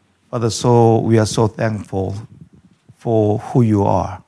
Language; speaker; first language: English; non-native, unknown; Korean